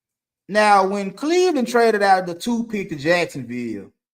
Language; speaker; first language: English; native; English